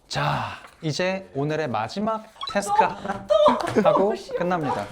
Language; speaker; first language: Korean; native; Korean